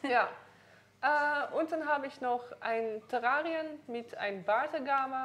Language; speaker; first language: German; non-native, learner; Dutch